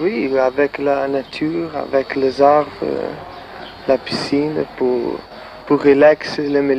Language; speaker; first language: French; non-native, learner; Portuguese